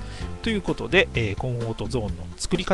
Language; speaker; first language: Japanese; native; Japanese